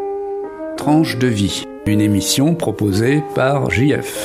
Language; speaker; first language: French; native; French